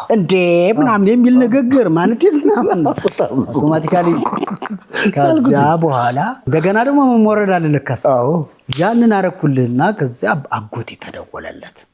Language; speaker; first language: Amharic; native; Amharic